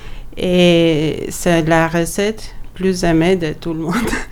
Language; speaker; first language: French; non-native, learner; Albanian